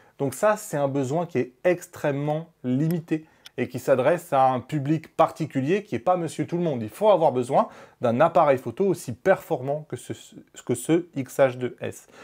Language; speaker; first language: French; native; French